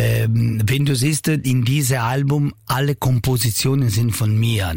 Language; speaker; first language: German; non-native, fluent; Italian